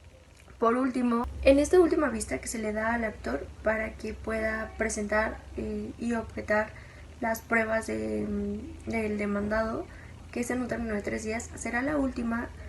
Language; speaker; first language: Spanish; native; Spanish